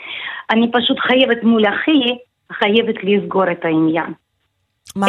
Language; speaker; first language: Hebrew; non-native, fluent; Russian